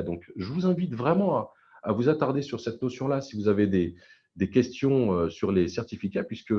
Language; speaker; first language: French; native; French